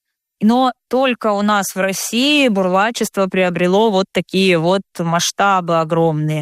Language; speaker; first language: Russian; native; Russian